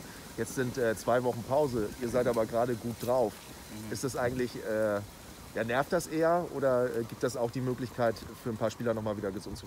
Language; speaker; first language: German; native; German